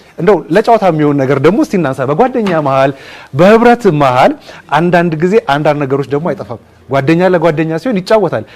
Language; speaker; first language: Amharic; native; Amharic